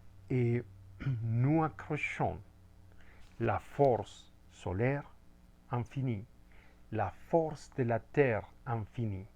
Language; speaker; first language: French; non-native, fluent; Spanish